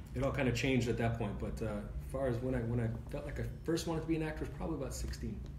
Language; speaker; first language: English; native; English